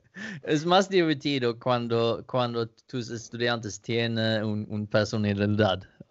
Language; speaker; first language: Spanish; non-native, learner; Danish